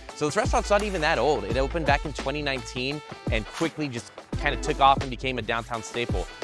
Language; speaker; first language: English; native; English